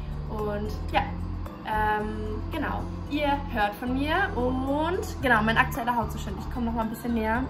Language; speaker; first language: German; native; German